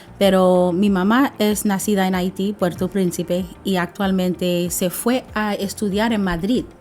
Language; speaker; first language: Spanish; non-native, fluent; English